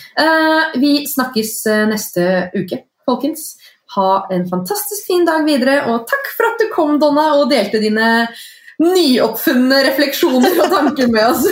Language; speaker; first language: Norwegian; native; Norwegian